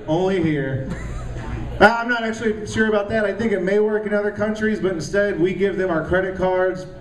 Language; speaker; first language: English; native; English